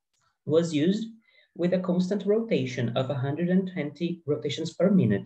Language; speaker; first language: English; non-native, fluent; Portuguese